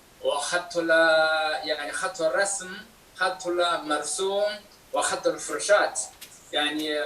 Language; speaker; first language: Arabic; non-native, fluent; Chinese